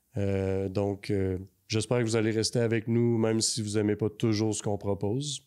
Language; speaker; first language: French; native; French